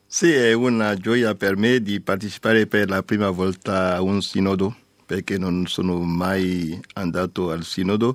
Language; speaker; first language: Italian; non-native, learner; French